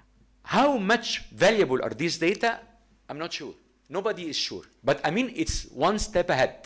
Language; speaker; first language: English; non-native, fluent; Arabic